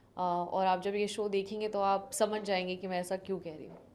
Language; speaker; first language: Hindi; native; Hindi